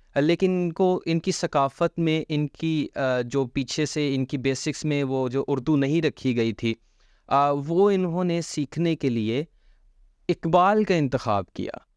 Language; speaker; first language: Urdu; native; Urdu